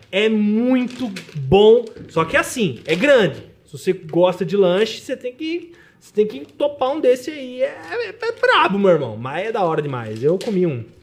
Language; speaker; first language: Portuguese; native; Portuguese